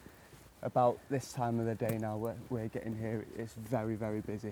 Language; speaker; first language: English; native; English